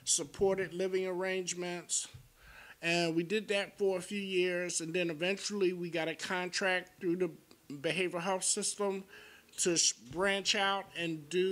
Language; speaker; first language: English; native; English